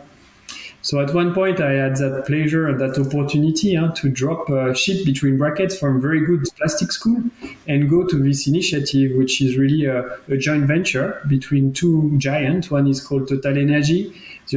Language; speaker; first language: English; non-native, fluent; French